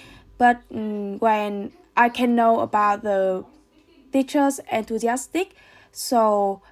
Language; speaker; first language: English; non-native, learner; Vietnamese